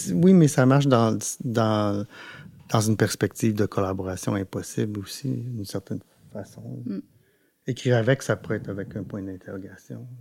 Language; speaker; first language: French; non-native, local second language; English